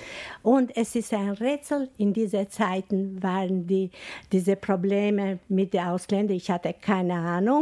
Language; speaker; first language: German; non-native, fluent; Albanian